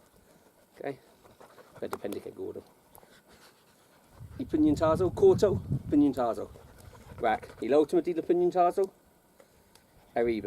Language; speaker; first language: Spanish; non-native, learner; English